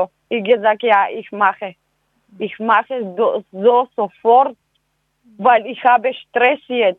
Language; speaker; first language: German; non-native, learner; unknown